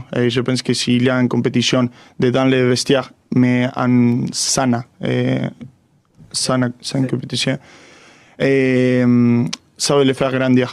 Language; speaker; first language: French; non-native, fluent; Spanish